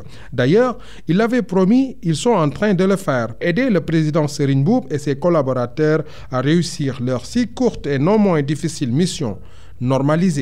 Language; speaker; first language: French; non-native, local second language; Wolof